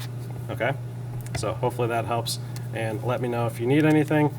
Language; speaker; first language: English; native; English